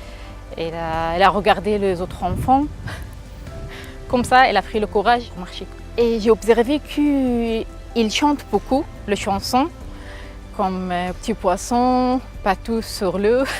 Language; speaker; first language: French; non-native, learner; Arabic